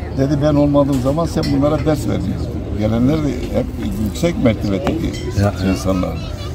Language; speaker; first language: Turkish; non-native, local second language; Zaza